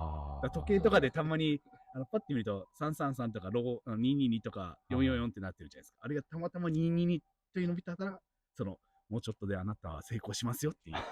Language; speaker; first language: Japanese; native; Japanese